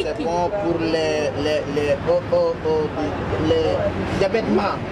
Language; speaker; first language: French; non-native, learner; Wolof